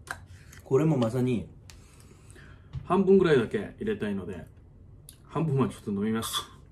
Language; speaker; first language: Japanese; non-native, fluent; Korean